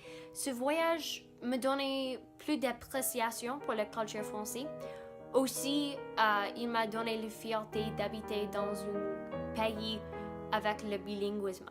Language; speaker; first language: French; non-native, local second language; English